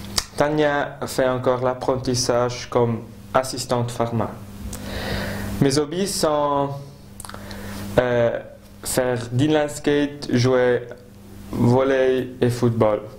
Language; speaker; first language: French; non-native, local second language; German